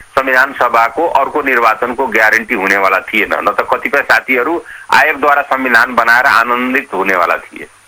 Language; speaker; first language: Nepali; non-native, local second language; Awadhi